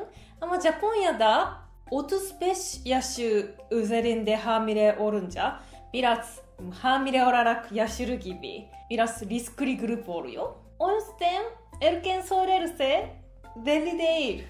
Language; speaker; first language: Turkish; non-native, fluent; Japanese